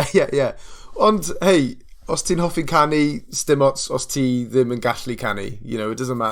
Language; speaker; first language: Welsh; non-native, local second language; English